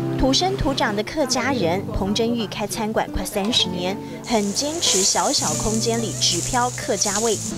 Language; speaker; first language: Chinese; native; Chinese